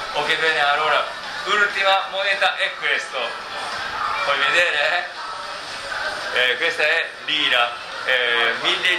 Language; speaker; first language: Italian; non-native, learner; Japanese